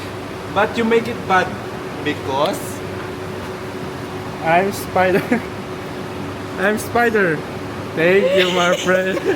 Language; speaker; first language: English; non-native, learner; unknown